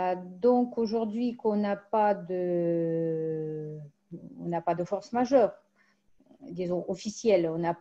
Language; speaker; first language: French; non-native, fluent; Russian